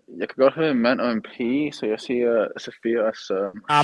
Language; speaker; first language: Danish; early bilingual, heritage; English